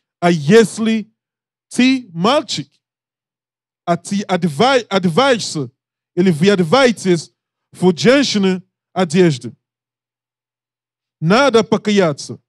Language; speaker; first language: Russian; non-native, learner; English